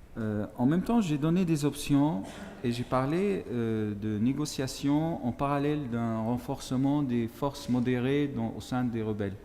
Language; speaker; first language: French; non-native, fluent; Arabic